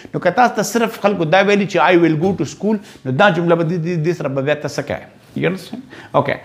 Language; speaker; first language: English; non-native, local second language; Pashto